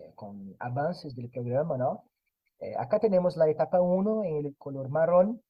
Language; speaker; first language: Spanish; non-native, fluent; Portuguese